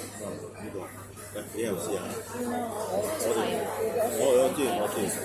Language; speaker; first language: Cantonese; native; Cantonese